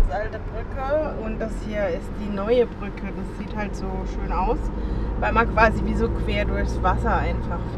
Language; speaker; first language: German; native; German